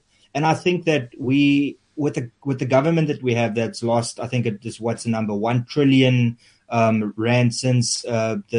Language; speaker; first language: English; non-native, local second language; Afrikaans